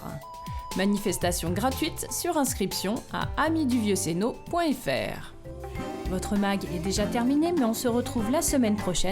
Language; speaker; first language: French; native; French